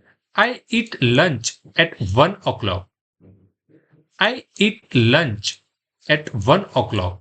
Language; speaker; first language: English; non-native, fluent; Gujarati